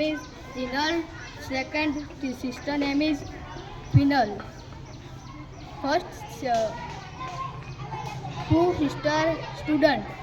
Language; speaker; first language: English; non-native, learner; Gujarati